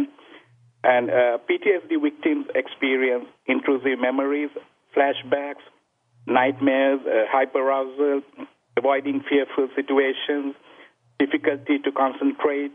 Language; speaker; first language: English; non-native, local second language; Sinhala